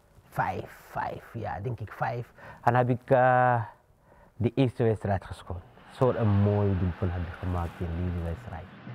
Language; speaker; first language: Dutch; non-native, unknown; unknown